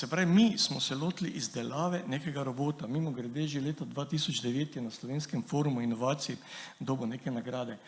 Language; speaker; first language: Slovenian; native; Slovenian